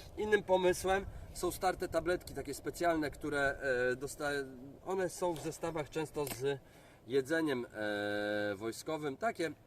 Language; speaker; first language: Polish; native; Polish